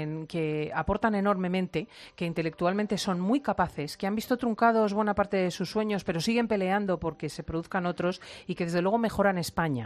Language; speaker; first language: Spanish; native; Spanish